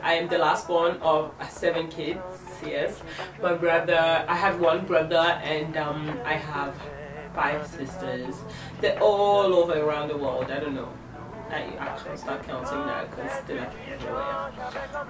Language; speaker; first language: English; non-native, fluent; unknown